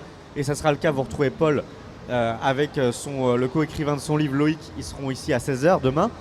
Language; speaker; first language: French; native; French